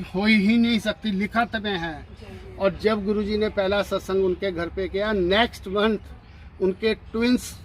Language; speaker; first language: Hindi; non-native, local second language; Punjabi